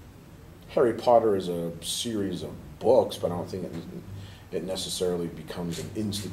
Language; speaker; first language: English; native; English